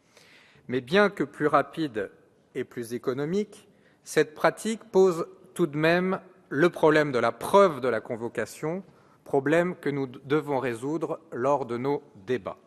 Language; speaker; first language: French; native; French